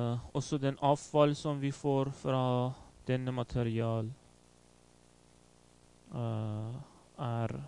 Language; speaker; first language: Norwegian; non-native, learner; Persian